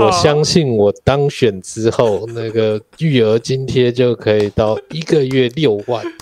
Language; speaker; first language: Chinese; native; Chinese